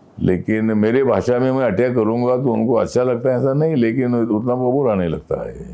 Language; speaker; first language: Hindi; non-native, local second language; Marathi